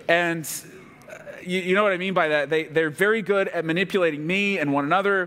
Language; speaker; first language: English; native; English